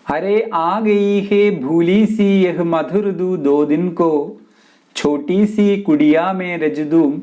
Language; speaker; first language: Hindi; non-native, local second language; Malayalam